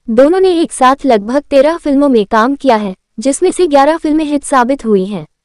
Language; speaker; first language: Hindi; native; Hindi